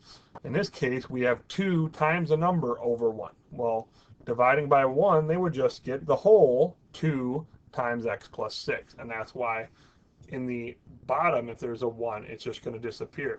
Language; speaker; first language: English; native; English